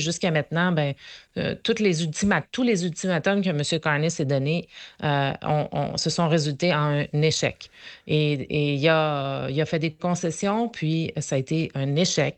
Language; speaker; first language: French; native; French